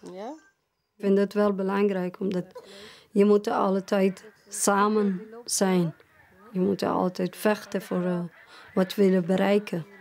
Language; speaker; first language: Dutch; non-native, fluent; Persian